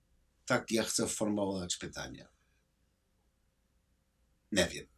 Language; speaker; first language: Polish; non-native, learner; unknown